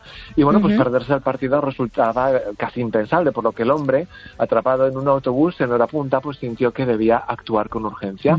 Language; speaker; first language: Spanish; native; Spanish